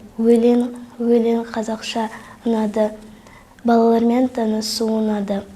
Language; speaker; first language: Kazakh; non-native, local second language; Russian